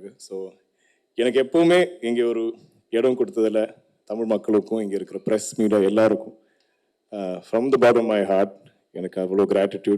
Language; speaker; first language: Tamil; non-native, local second language; Malayalam